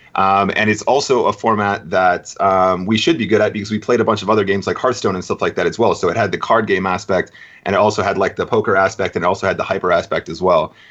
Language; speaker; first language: English; native; English